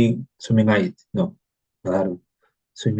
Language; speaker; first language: English; non-native, learner; Spanish